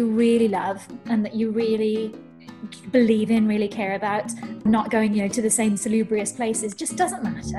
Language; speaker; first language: English; native; English